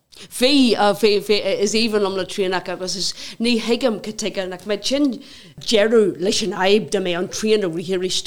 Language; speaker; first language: Irish; non-native, local second language; English